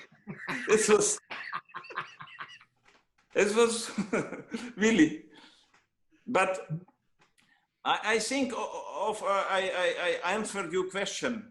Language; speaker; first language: English; non-native, learner; Hungarian